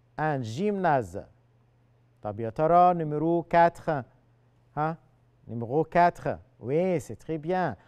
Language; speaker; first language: French; non-native, fluent; Arabic